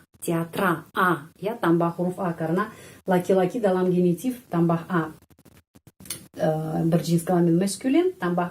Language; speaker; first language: Indonesian; non-native, fluent; Russian